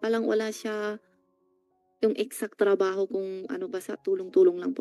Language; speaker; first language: Filipino; non-native, learner; Chinese